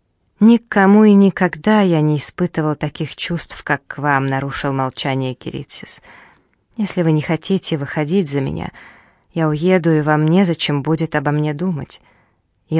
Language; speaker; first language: Russian; native; Russian